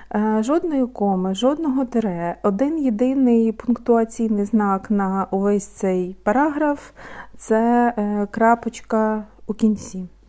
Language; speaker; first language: Ukrainian; non-native, local second language; Russian